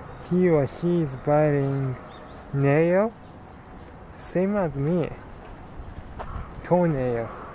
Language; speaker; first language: English; early bilingual, other home language; Japanese